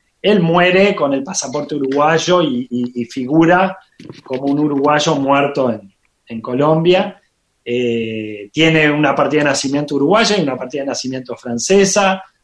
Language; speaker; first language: Spanish; native; Spanish